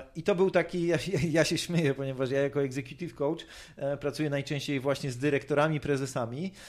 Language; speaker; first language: Polish; native; Polish